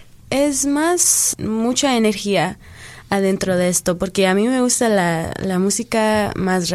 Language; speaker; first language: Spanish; early bilingual, heritage; English